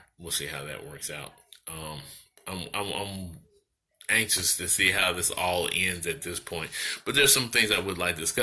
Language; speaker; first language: English; native; English